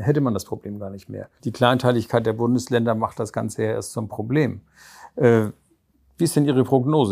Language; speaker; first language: German; native; German